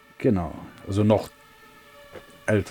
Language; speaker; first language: German; early bilingual, other home language; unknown